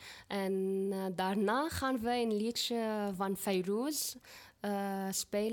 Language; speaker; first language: Dutch; non-native, learner; Arabic